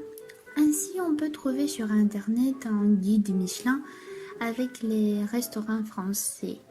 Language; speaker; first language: French; non-native, learner; Romanian